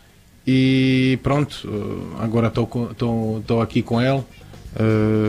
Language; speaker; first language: Portuguese; non-native, fluent; Croatian